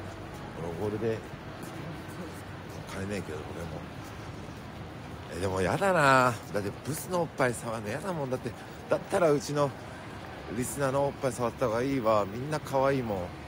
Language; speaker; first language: Japanese; native; Japanese